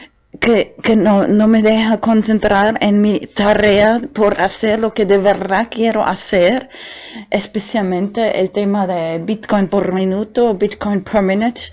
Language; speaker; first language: Spanish; non-native, fluent; German